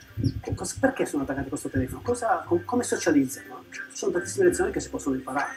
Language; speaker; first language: Italian; native; Italian